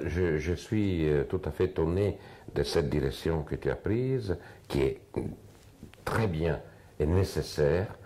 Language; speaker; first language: French; non-native, fluent; Italian